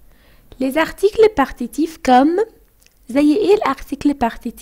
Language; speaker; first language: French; non-native, fluent; Arabic